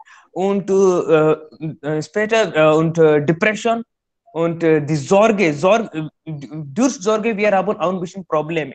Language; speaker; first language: German; non-native, learner; Hindi